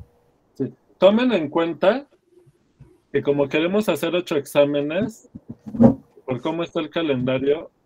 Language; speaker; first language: Spanish; native; Spanish